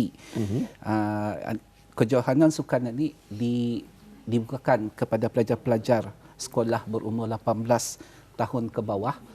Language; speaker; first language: Malay; native; Malay